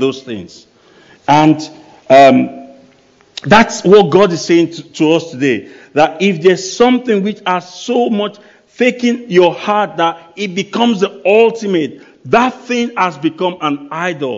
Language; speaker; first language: English; non-native, local second language; Yoruba